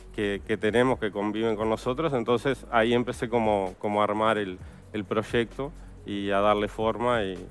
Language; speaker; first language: Spanish; native; Spanish